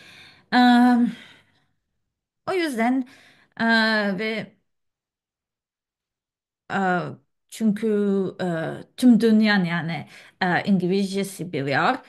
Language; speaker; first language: Turkish; non-native, learner; Serbian